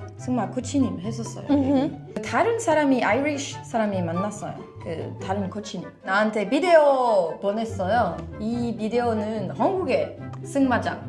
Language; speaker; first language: Korean; non-native, learner; French